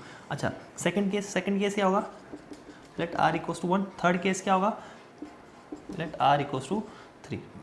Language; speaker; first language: Hindi; native; Hindi